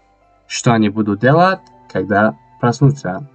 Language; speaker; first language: Russian; non-native, local second language; Tajik